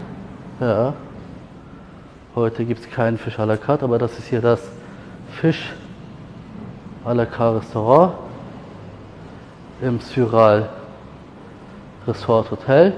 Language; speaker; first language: German; native; German